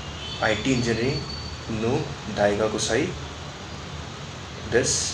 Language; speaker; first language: Japanese; non-native, learner; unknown